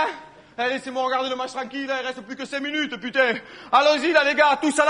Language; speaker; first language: French; native; French